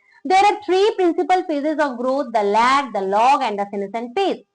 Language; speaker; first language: English; non-native, local second language; Bangla